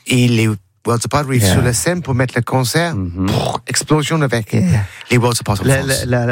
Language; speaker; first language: French; non-native, learner; English